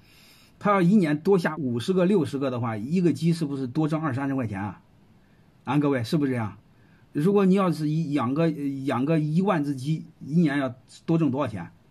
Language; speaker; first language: Chinese; native; Chinese